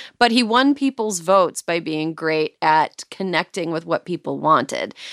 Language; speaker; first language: English; native; English